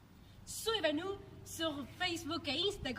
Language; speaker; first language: French; non-native, learner; Spanish